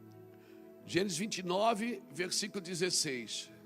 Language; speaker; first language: Portuguese; native; Portuguese